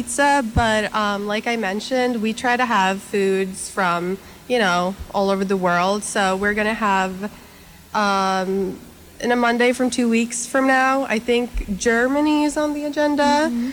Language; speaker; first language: English; non-native, fluent; Norwegian